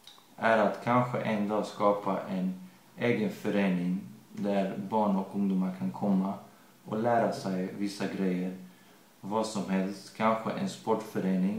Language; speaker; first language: Swedish; early bilingual, other home language; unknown